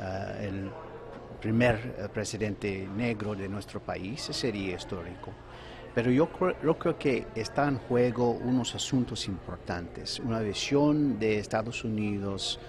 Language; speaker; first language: Spanish; non-native, fluent; English